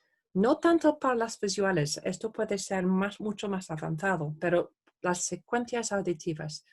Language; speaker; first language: Spanish; non-native, fluent; English